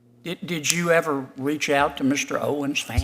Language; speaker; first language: English; native; English